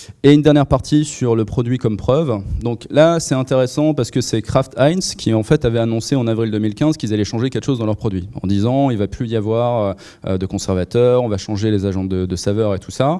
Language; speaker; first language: French; native; French